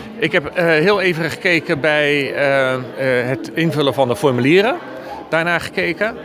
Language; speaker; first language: Dutch; native; Dutch